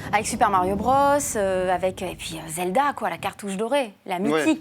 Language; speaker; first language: French; native; French